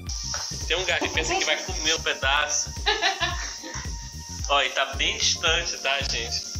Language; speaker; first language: Portuguese; native; Portuguese